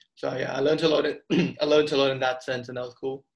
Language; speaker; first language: English; early bilingual, other home language; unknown